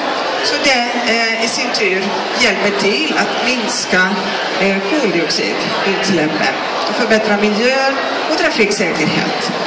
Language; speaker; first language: Swedish; non-native, fluent; Greek